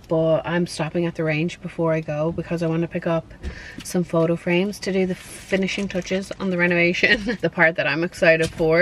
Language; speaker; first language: English; native; English